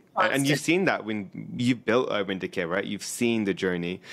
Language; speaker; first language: English; native; English